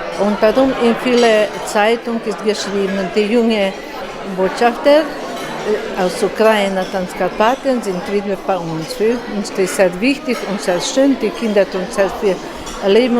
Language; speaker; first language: German; non-native, learner; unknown